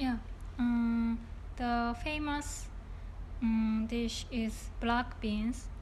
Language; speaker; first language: English; non-native, learner; Japanese